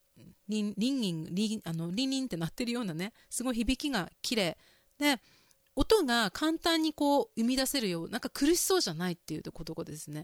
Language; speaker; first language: Japanese; native; Japanese